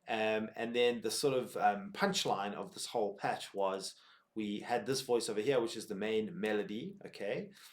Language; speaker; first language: English; native; English